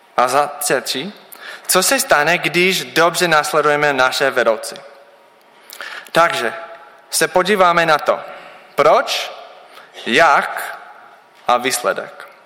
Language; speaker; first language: Czech; non-native, learner; English